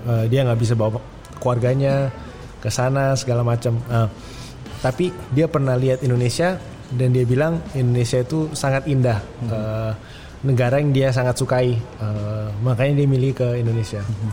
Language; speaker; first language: Indonesian; native; Indonesian